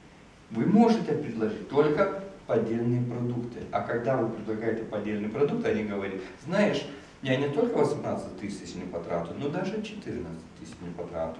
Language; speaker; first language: Russian; non-native, fluent; Lithuanian